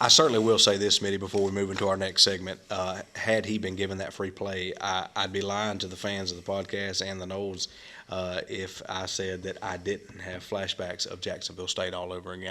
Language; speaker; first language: English; native; English